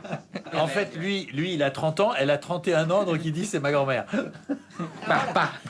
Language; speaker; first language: French; native; French